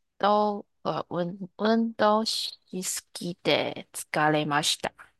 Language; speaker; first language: Japanese; non-native, learner; Chinese